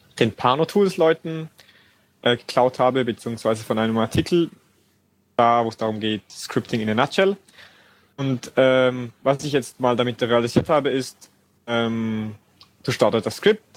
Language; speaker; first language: German; native; German